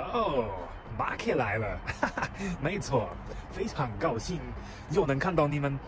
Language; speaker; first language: Chinese; non-native, fluent; German